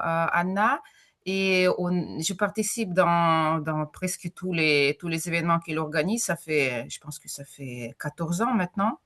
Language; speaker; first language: French; non-native, fluent; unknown